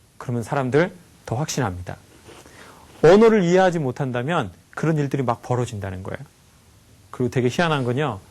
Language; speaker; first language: Korean; native; Korean